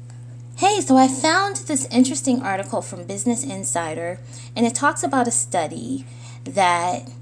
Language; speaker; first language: English; native; English